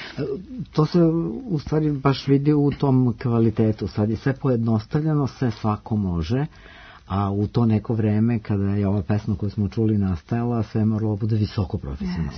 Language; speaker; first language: Serbian; native; Serbian